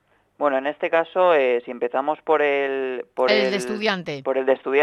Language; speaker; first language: Spanish; native; Spanish